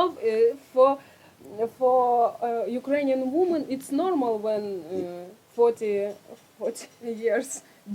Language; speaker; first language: English; non-native, learner; Russian